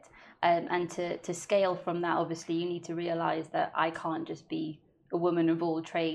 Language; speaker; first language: English; non-native, local second language; Welsh